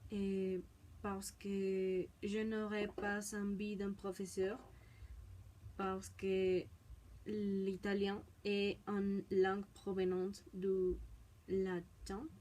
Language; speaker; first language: French; non-native, learner; Spanish